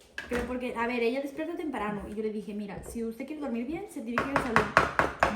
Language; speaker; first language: Spanish; early bilingual, other home language; Portuguese